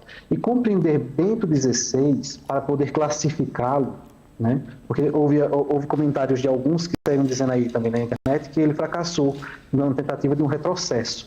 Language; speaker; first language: Portuguese; native; Portuguese